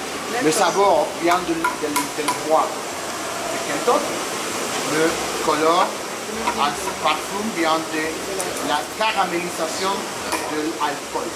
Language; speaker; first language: French; non-native, learner; Spanish